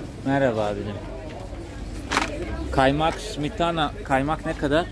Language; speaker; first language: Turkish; non-native, fluent; Russian